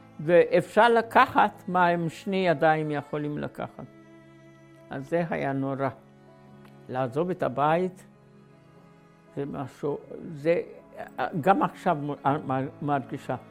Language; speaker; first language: Hebrew; non-native, fluent; Hungarian